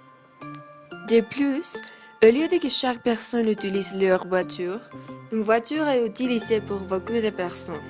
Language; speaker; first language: French; non-native, learner; Spanish